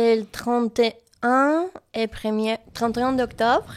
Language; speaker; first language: French; non-native, learner; Spanish